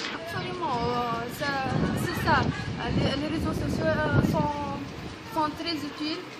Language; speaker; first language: French; non-native, local second language; Arabic